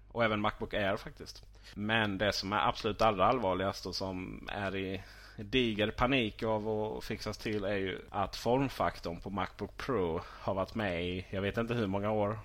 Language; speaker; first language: Swedish; native; Swedish